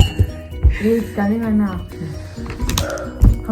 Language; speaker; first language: Hindi; non-native, local second language; Tibetan